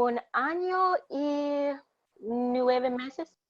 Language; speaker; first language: Spanish; non-native, learner; English